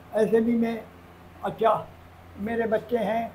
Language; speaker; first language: Hindi; native; Hindi